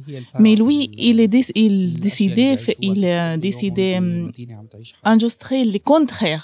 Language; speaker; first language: French; non-native, learner; Arabic